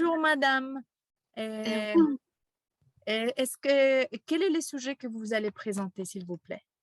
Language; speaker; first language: French; non-native, fluent; Spanish